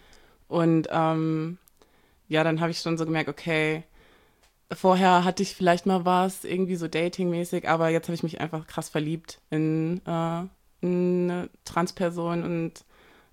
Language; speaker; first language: German; native; German